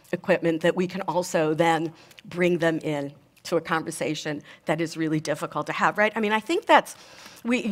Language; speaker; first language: English; native; English